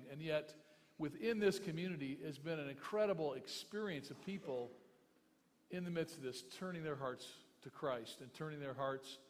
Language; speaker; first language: English; native; English